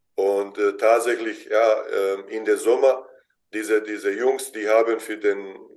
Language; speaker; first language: German; non-native, fluent; Bosnian